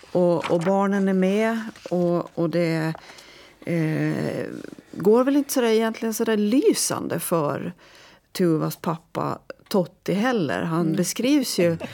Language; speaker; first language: Swedish; native; Swedish